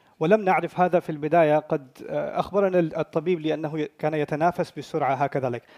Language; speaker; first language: Arabic; non-native, fluent; Urdu